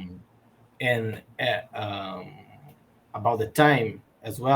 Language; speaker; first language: English; non-native, learner; Portuguese